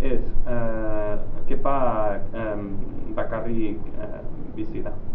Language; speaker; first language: Basque; non-native, learner; Catalan